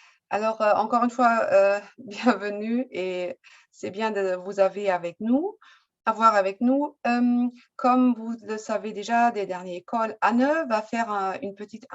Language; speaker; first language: French; non-native, fluent; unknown